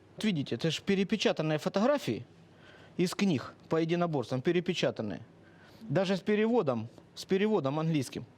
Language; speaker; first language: Russian; native; Russian